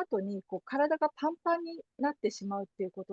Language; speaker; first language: Japanese; native; Japanese